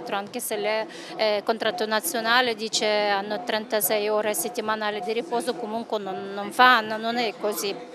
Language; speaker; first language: Italian; non-native, learner; Russian